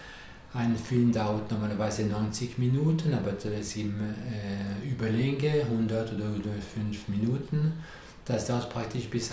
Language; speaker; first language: German; non-native, fluent; French